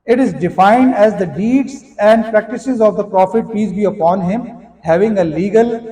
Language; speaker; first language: English; non-native, local second language; Urdu